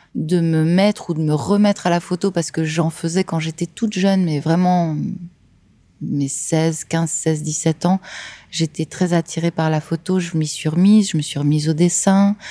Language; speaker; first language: French; native; French